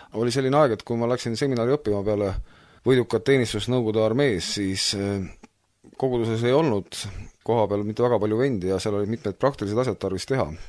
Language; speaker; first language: Estonian; native; Estonian